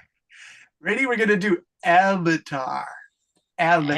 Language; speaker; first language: English; native; English